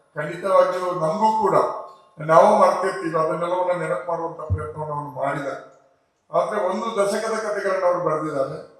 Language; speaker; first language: Kannada; non-native, local second language; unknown